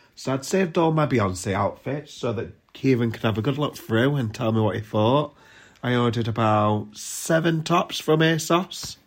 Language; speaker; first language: English; native; English